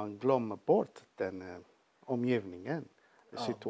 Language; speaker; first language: Swedish; non-native, fluent; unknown